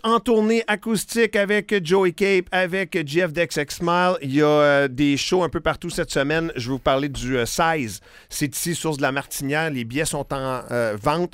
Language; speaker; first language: French; native; French